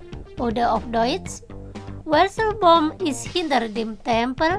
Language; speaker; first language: German; non-native, fluent; Indonesian